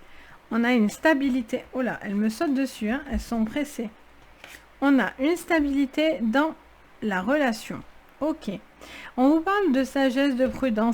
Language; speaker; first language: French; native; French